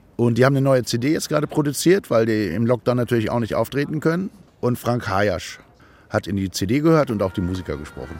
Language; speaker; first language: German; native; German